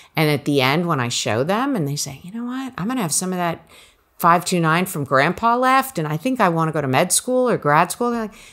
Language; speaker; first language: English; native; English